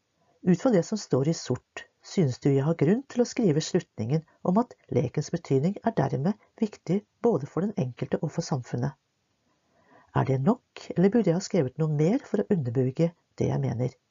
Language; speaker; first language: Norwegian; native; Norwegian